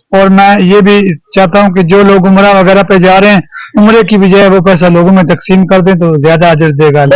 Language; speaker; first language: Urdu; non-native, local second language; Punjabi